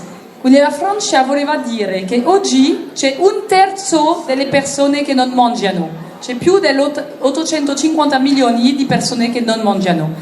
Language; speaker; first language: Italian; non-native, learner; French